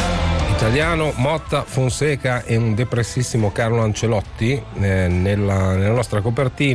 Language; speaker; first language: Italian; native; Italian